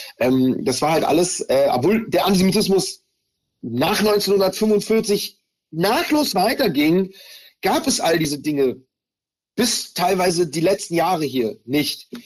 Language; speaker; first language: German; early bilingual, other home language; Hebrew